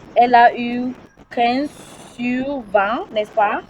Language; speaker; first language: French; non-native, learner; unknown